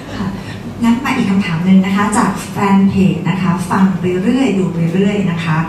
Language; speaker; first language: Thai; native; Thai